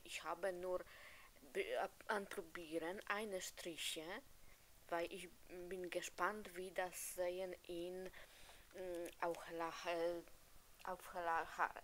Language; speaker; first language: German; non-native, learner; Polish